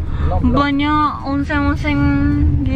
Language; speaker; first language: Indonesian; non-native, learner; Japanese